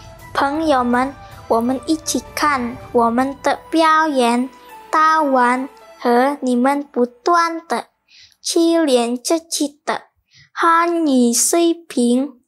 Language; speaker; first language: Chinese; non-native, learner; Indonesian